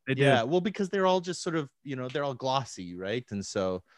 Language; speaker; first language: English; native; English